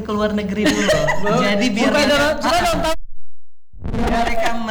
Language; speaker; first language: Indonesian; non-native, local second language; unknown